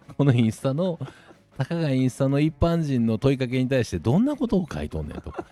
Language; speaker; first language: Japanese; native; Japanese